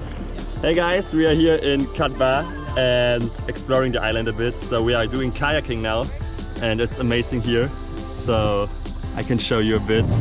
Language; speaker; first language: English; non-native, fluent; German